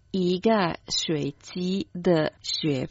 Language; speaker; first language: Chinese; non-native, learner; Croatian